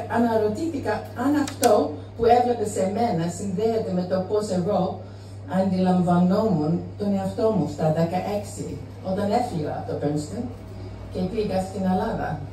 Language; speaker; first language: Greek; non-native, fluent; English